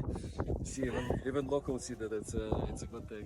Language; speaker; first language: English; non-native, fluent; Russian